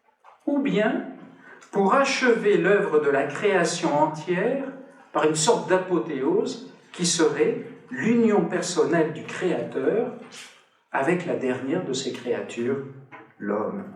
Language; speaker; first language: French; native; French